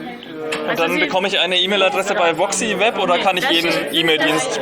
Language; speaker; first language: German; native; German